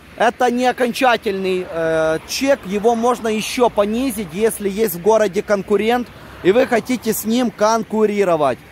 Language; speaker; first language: Russian; non-native, local second language; Ukrainian